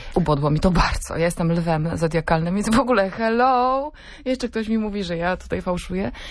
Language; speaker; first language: Polish; native; Polish